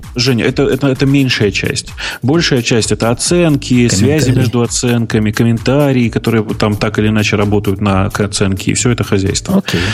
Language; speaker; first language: Russian; native; Russian